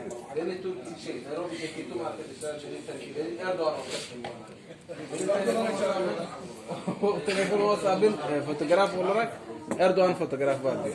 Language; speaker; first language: Turkish; non-native, fluent; Somali